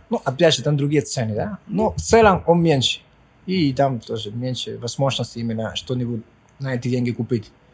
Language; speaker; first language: Russian; non-native, fluent; Spanish